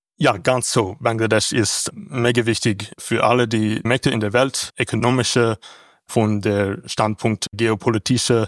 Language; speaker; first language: German; non-native, learner; English